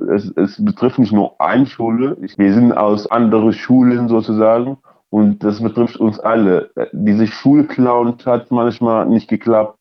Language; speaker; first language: German; early bilingual, other home language; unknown